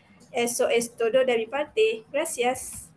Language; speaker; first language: Spanish; non-native, learner; Malay